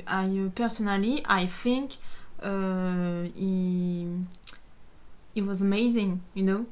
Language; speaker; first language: English; non-native, learner; French